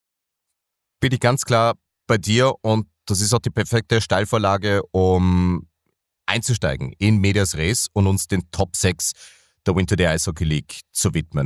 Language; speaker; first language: German; native; German